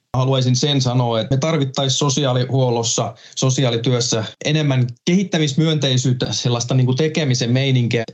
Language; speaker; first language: Finnish; native; Finnish